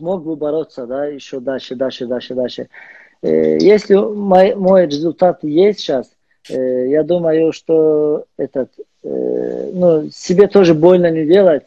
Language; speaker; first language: Russian; non-native, learner; Azerbaijani